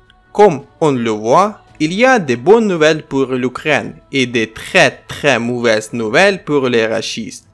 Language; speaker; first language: French; non-native, fluent; Ukrainian